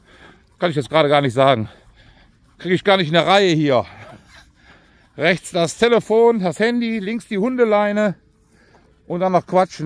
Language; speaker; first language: German; native; German